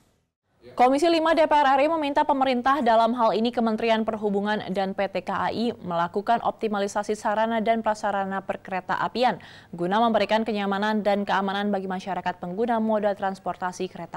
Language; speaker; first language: Indonesian; native; Indonesian